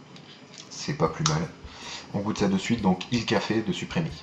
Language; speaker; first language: French; native; French